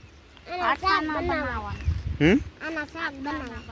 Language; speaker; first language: Gujarati; non-native, learner; Assamese